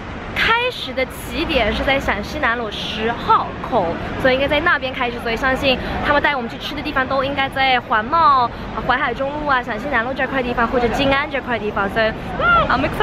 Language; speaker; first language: Chinese; early bilingual, heritage; Chinese